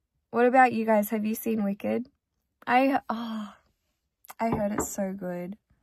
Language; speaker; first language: English; early bilingual, other home language; Korean